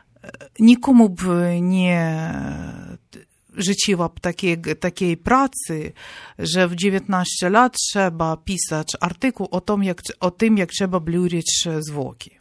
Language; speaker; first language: Polish; non-native, fluent; Ukrainian